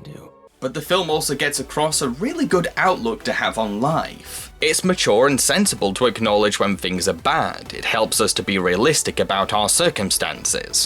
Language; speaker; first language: English; native; English